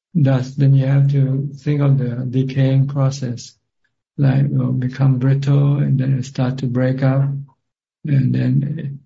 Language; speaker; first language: English; non-native, fluent; Thai